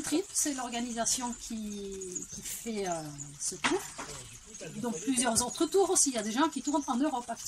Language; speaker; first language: French; native; French